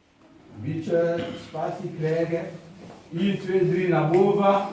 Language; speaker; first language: Dutch; non-native, learner; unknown